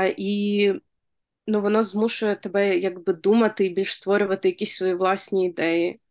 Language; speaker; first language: Ukrainian; native; Ukrainian